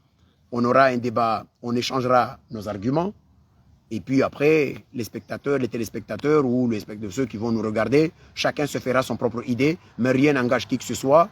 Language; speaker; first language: French; non-native, local second language; Comorian